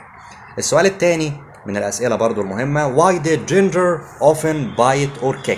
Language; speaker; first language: Arabic; native; Arabic